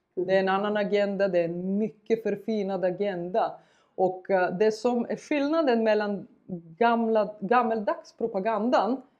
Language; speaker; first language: Swedish; non-native, fluent; Bulgarian